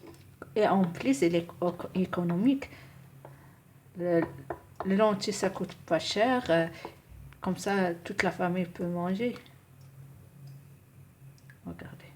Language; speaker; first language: French; non-native, local second language; Arabic